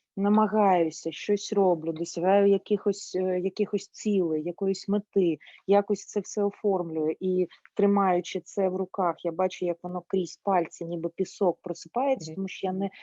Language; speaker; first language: Ukrainian; non-native, local second language; Russian